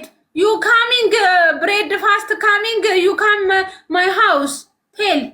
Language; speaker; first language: English; non-native, learner; Amharic